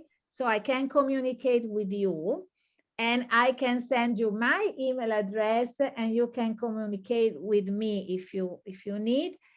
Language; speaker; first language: English; non-native, fluent; Italian